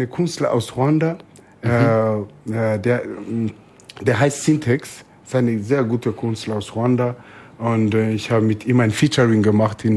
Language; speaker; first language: German; non-native, fluent; Swahili